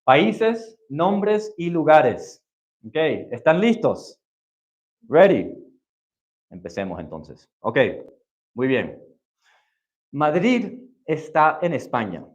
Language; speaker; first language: Spanish; non-native, fluent; English